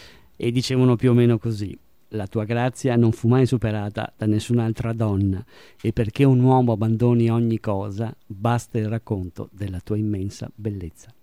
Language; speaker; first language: Italian; native; Italian